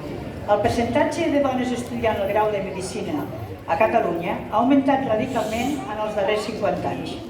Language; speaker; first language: Catalan; native; Catalan